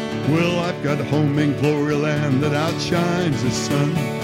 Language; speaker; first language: English; native; English